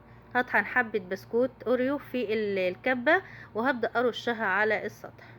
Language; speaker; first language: Arabic; native; Arabic